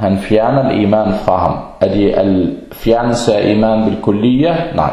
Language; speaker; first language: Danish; early bilingual, other home language; Arabic